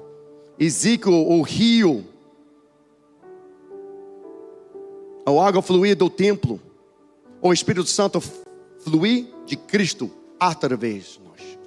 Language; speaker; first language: Portuguese; non-native, learner; English